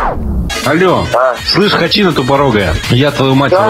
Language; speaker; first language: Russian; native; Russian